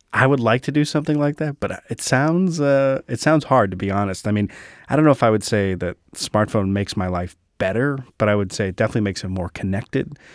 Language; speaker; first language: English; native; English